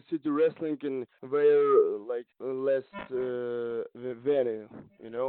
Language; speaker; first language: English; non-native, learner; Russian